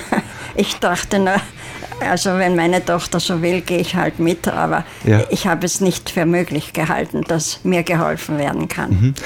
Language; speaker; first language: German; native; German